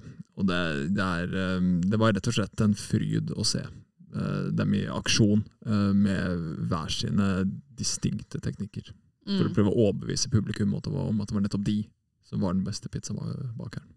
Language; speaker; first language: Norwegian; native; Norwegian